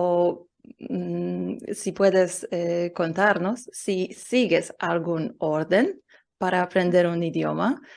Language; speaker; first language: Spanish; non-native, learner; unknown